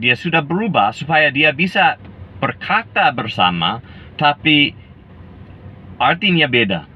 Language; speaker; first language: Indonesian; non-native, fluent; English